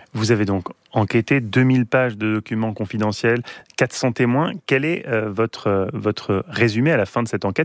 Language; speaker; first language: French; native; French